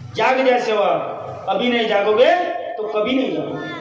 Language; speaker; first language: Hindi; non-native, local second language; Marathi